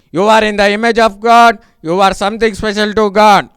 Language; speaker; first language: English; non-native, local second language; Telugu